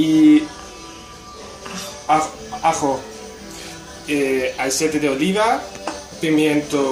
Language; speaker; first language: Spanish; non-native, learner; German